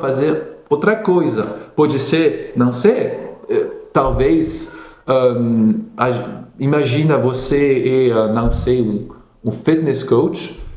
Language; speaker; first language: Portuguese; non-native, fluent; French